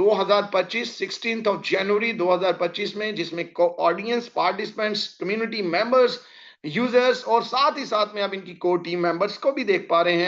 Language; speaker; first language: Hindi; native; Hindi